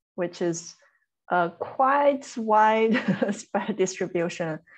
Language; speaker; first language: English; non-native, fluent; Chinese